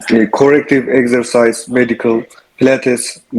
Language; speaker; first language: English; non-native, learner; Turkish